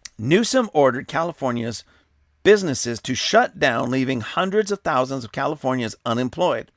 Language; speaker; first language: English; native; English